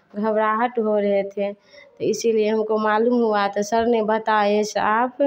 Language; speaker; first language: Hindi; native; Hindi